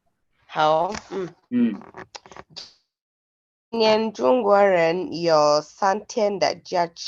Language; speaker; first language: Chinese; non-native, learner; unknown